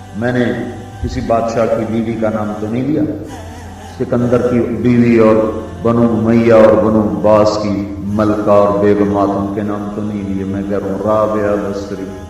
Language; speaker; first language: Urdu; non-native, local second language; Punjabi